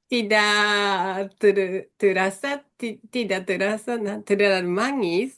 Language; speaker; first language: Indonesian; non-native, learner; Japanese